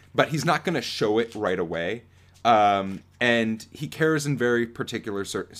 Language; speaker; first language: English; native; English